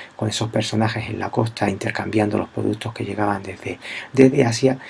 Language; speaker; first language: Spanish; native; Spanish